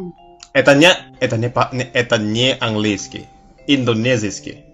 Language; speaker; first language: Russian; non-native, learner; Indonesian